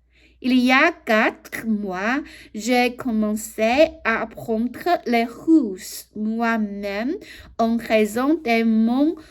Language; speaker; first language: French; non-native, learner; Chinese